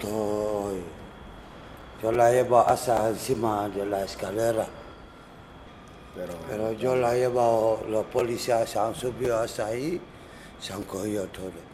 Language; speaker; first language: Spanish; non-native, learner; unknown